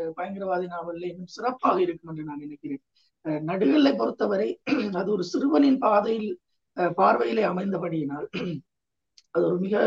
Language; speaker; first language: Tamil; native; Tamil